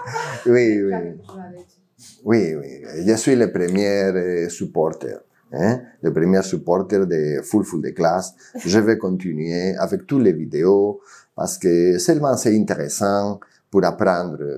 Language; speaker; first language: French; non-native, fluent; Spanish